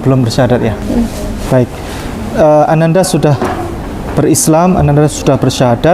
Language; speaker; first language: Indonesian; native; Indonesian